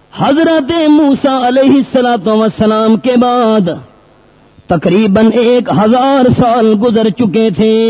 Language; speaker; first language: Urdu; non-native, local second language; Pashto